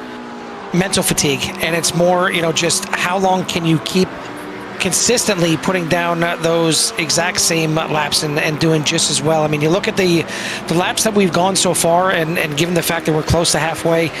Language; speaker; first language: English; native; English